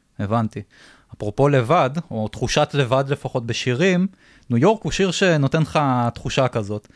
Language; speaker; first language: Hebrew; native; Hebrew